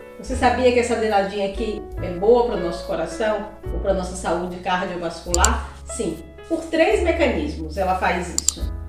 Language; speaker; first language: Portuguese; native; Portuguese